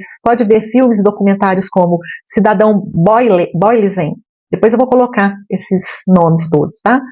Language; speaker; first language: Portuguese; native; Portuguese